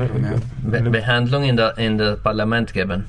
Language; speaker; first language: German; non-native, learner; Spanish